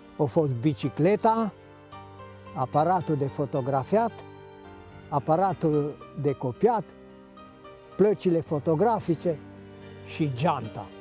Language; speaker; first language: Romanian; native; Romanian